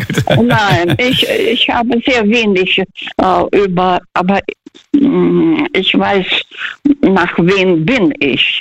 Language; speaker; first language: German; early bilingual, heritage; German